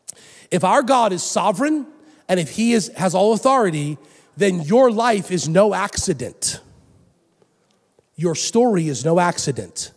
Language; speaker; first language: English; native; English